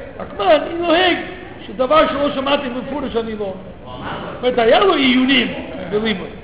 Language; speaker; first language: Hebrew; non-native, fluent; English